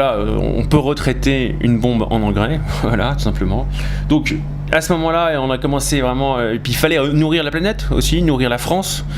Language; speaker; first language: French; native; French